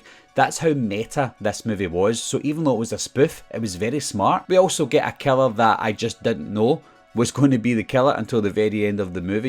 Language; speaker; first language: English; native; English